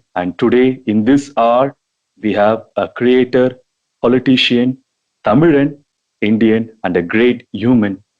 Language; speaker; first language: English; non-native, local second language; Tamil